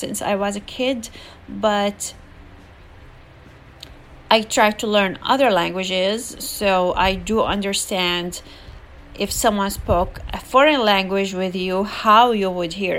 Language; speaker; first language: English; non-native, fluent; Arabic